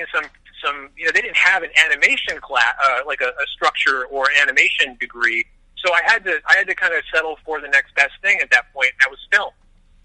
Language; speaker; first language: English; native; English